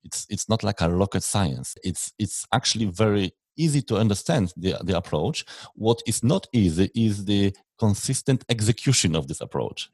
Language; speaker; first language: English; non-native, fluent; Polish